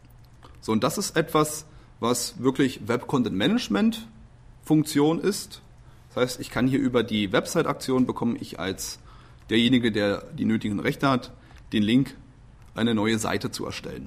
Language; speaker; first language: German; native; German